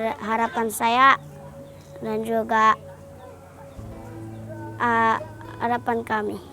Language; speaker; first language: Indonesian; non-native, local second language; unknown